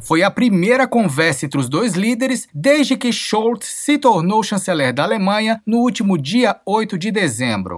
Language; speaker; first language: Portuguese; native; Portuguese